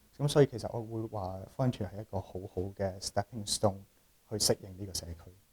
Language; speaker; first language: Cantonese; native; Cantonese